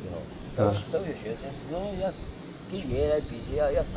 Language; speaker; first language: Chinese; native; Chinese